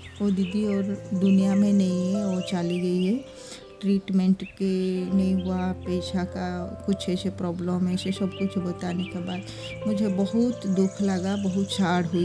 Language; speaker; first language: Hindi; non-native, local second language; Odia